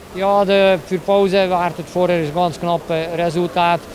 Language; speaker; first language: German; non-native, learner; Hungarian